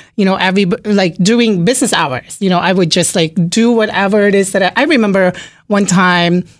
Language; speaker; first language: English; non-native, local second language; Filipino